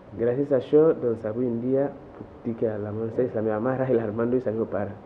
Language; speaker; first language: Catalan; non-native, fluent; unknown